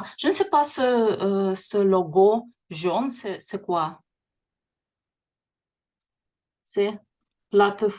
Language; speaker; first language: French; non-native, learner; Russian